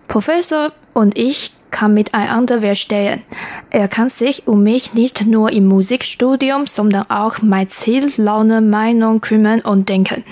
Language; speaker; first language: German; non-native, learner; Chinese